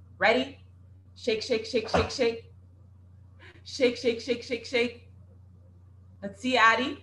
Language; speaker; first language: English; early bilingual, other home language; French